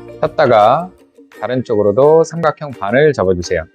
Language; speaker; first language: Korean; native; Korean